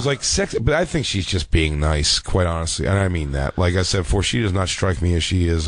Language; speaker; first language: English; native; English